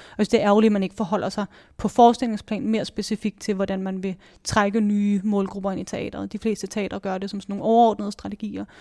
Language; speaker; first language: Danish; native; Danish